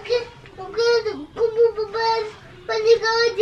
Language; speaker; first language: Portuguese; early bilingual, heritage; Portuguese